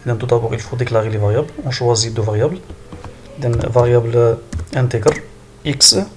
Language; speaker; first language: French; non-native, local second language; Arabic